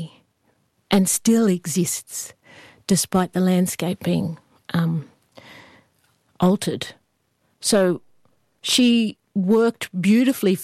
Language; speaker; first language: English; native; English